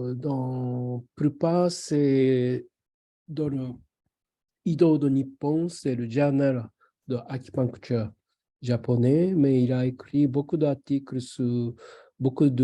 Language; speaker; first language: French; non-native, fluent; Japanese